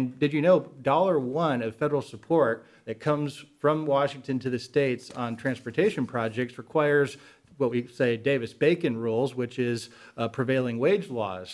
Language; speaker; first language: English; native; English